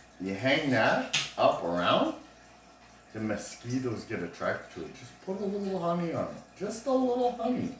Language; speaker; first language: English; native; English